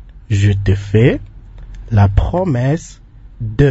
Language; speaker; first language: French; non-native, local second language; Lingala